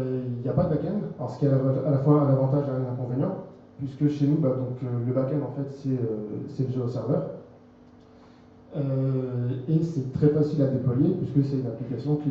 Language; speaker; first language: French; native; French